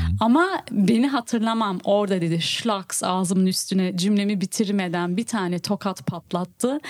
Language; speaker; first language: Turkish; early bilingual, heritage; Turkish